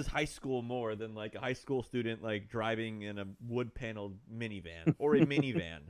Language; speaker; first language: English; native; English